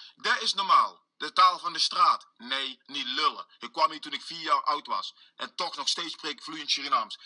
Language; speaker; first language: Dutch; early bilingual, other home language; Sranan Tongo